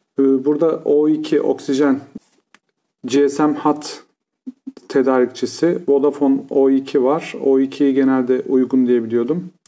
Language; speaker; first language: Turkish; native; Turkish